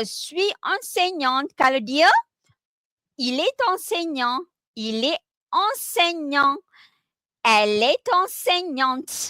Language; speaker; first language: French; non-native, fluent; Malay